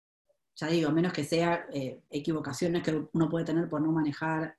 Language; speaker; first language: Spanish; native; Spanish